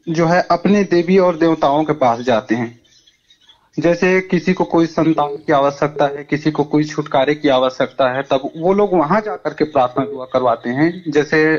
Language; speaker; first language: Hindi; native; Hindi